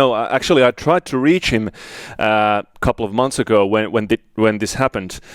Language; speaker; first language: English; non-native, fluent; Finnish